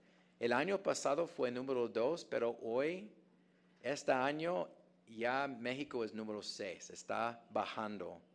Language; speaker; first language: Spanish; non-native, fluent; English